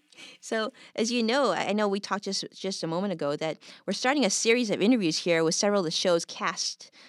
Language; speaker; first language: English; native; English